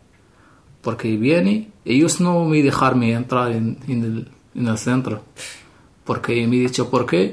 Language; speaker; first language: Spanish; non-native, learner; Arabic